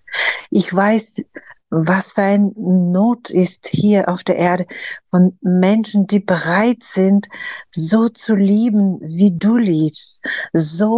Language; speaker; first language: German; non-native, fluent; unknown